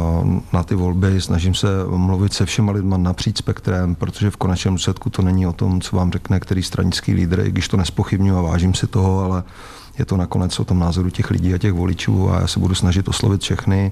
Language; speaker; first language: Czech; native; Czech